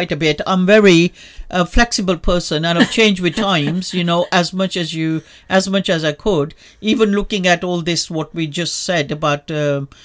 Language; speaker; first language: English; non-native, local second language; Punjabi